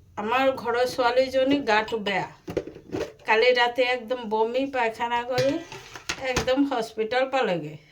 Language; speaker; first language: Assamese; non-native, local second language; Bangla